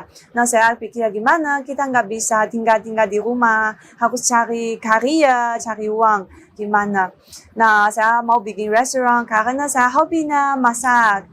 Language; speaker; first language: Indonesian; non-native, learner; Chinese